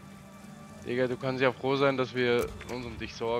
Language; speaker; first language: German; native; German